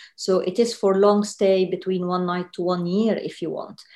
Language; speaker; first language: English; non-native, fluent; Arabic